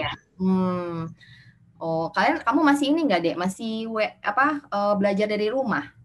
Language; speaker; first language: Indonesian; native; Indonesian